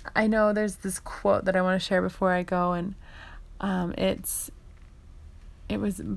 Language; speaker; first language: English; native; English